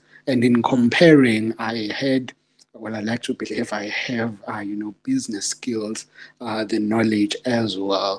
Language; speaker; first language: English; non-native, local second language; Zulu